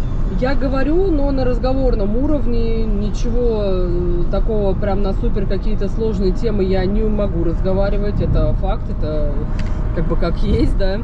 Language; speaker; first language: Russian; native; Russian